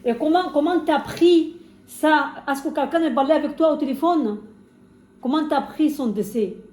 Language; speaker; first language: French; non-native, fluent; Arabic